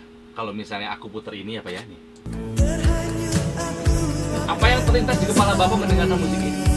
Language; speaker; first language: Indonesian; native; Indonesian